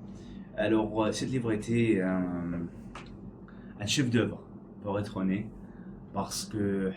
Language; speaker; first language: French; non-native, learner; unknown